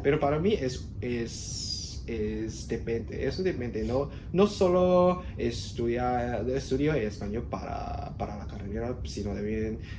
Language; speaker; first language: Spanish; non-native, learner; Cantonese